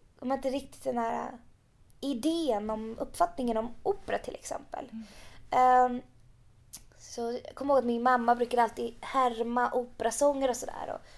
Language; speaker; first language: Swedish; early bilingual, other home language; Persian